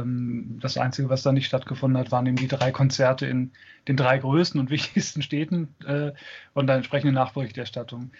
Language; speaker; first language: German; native; German